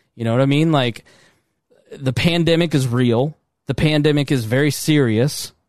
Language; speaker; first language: English; native; English